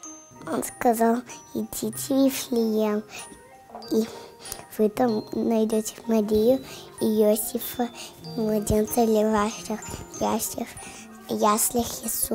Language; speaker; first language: Russian; early bilingual, heritage; Russian